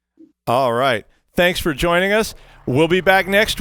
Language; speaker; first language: English; native; English